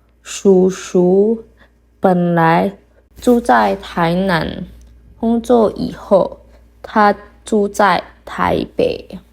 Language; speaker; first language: Chinese; non-native, fluent; Indonesian